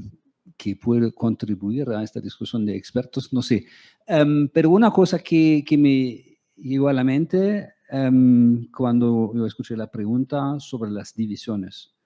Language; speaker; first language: Spanish; non-native, fluent; German